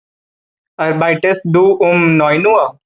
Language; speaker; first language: German; non-native, learner; Hindi